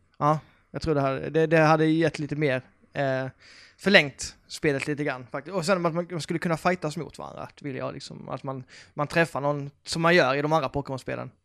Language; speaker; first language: Swedish; native; Swedish